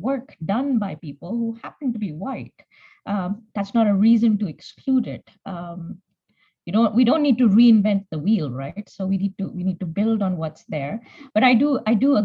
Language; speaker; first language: English; non-native, local second language; Punjabi